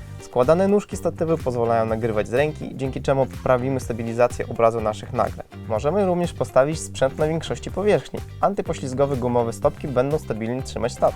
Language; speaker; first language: Polish; native; Polish